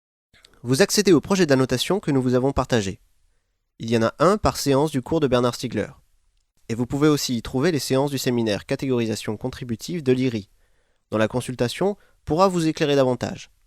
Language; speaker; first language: French; native; French